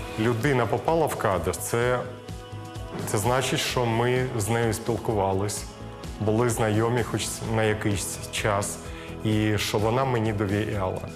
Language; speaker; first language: Ukrainian; non-native, local second language; Russian